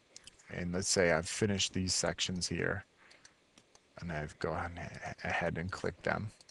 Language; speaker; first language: English; native; English